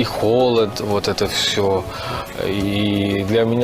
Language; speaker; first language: Russian; non-native, fluent; Tamil